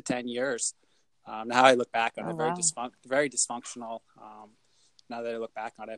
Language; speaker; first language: English; native; English